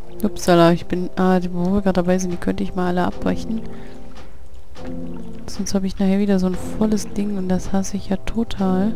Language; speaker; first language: German; native; German